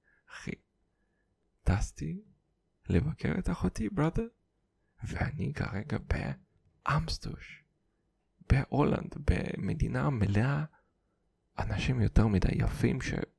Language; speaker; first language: Hebrew; non-native, fluent; Russian